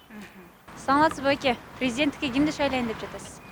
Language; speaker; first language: Kyrgyz; native; Kyrgyz